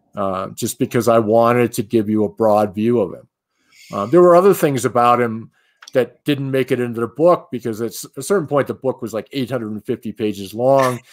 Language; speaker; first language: English; native; English